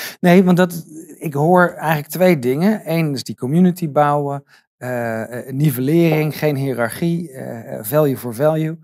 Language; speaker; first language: Dutch; native; Dutch